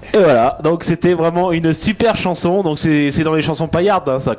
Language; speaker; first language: French; native; French